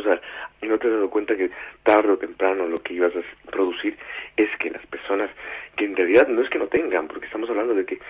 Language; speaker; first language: Spanish; native; Spanish